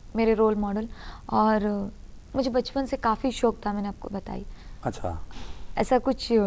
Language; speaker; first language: Hindi; non-native, local second language; Urdu